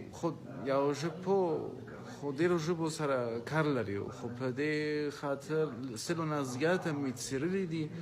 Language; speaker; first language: Pashto; non-native, fluent; German